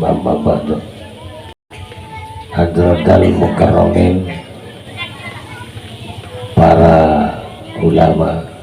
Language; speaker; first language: Indonesian; non-native, local second language; Madurese